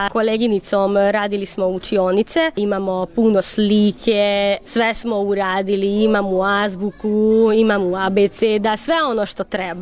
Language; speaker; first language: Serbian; non-native, local second language; Hungarian